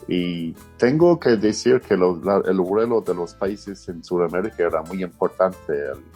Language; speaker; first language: Spanish; non-native, fluent; English